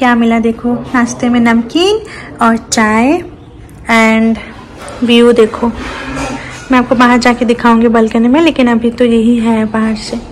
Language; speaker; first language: Hindi; native; Hindi